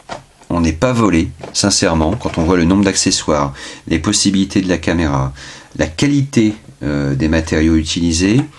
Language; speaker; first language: French; native; French